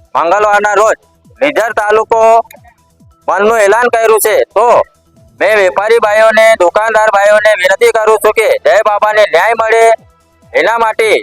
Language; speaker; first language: Gujarati; non-native, local second language; Bhili